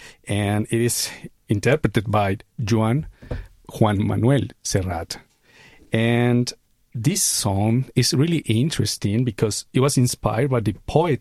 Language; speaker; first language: English; non-native, fluent; Spanish